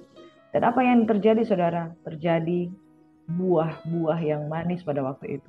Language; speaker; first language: Indonesian; native; Indonesian